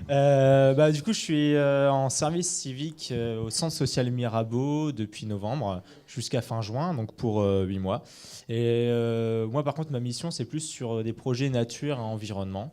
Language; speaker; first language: French; native; French